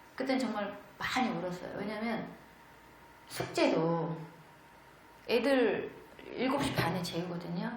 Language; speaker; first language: Korean; native; Korean